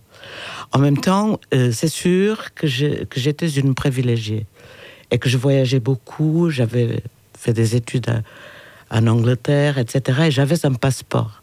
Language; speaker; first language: French; non-native, fluent; Portuguese